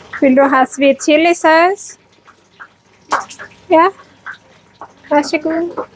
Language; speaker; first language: Norwegian; non-native, learner; Thai